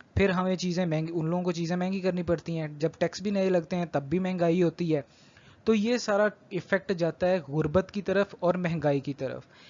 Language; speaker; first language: Urdu; native; Urdu